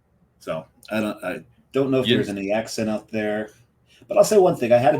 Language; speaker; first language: English; native; English